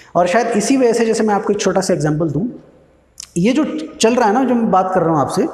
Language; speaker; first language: Hindi; native; Hindi